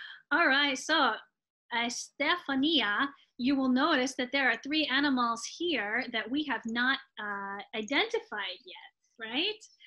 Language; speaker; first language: English; native; English